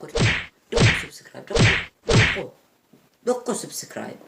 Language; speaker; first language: Arabic; native; Arabic